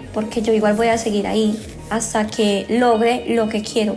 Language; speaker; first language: Spanish; native; Spanish